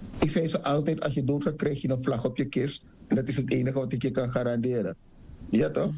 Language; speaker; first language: Dutch; native; Dutch